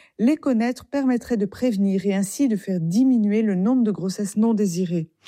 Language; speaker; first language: French; native; French